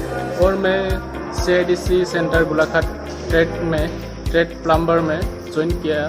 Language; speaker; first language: Hindi; non-native, local second language; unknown